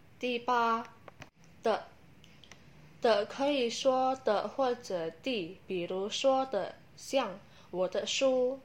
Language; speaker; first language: Chinese; non-native, learner; Indonesian